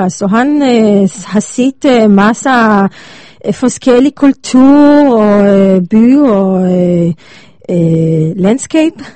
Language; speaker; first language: Danish; non-native, learner; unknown